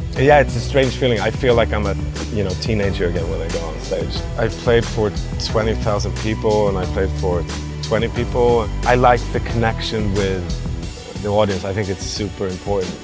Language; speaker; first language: English; non-native, fluent; Swedish